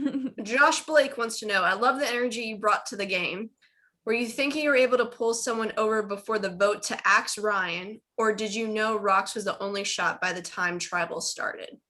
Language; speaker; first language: English; native; English